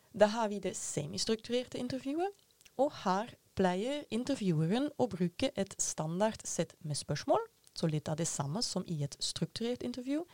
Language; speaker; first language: Norwegian; non-native, fluent; Dutch